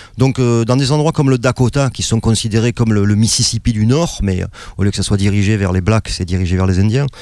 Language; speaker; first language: French; native; French